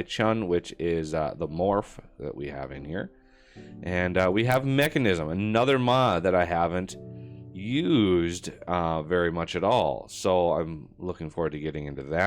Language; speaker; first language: English; native; English